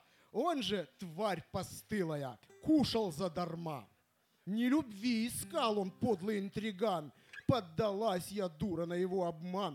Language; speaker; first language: Russian; native; Russian